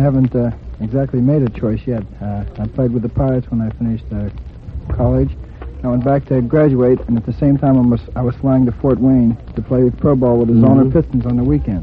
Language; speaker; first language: English; native; English